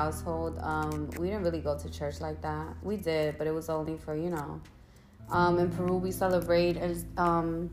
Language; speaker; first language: English; native; English